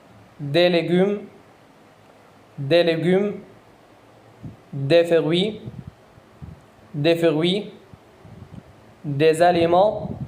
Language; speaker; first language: French; non-native, fluent; Arabic